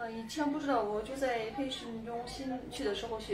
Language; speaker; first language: Chinese; non-native, local second language; Uyghur